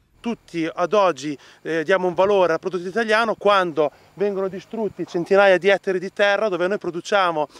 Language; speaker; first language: Italian; native; Italian